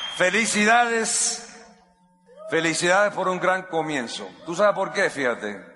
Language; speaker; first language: Spanish; non-native, fluent; English